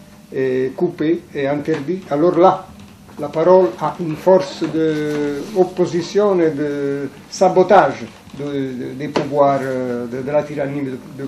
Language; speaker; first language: French; non-native, fluent; Italian